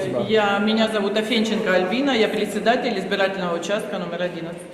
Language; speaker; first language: Russian; native; Russian